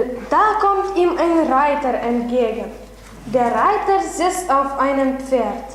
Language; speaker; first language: German; non-native, learner; Lithuanian